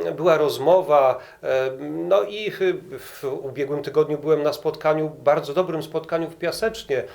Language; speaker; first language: Polish; native; Polish